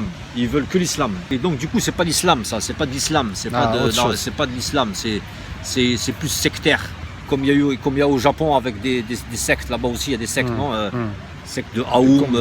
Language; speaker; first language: French; early bilingual, other home language; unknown